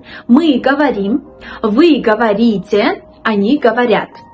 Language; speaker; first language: Russian; non-native, local second language; Uzbek